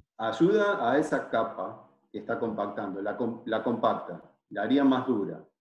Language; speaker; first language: Spanish; native; Spanish